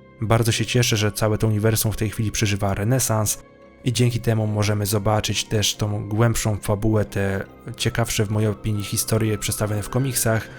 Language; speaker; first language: Polish; native; Polish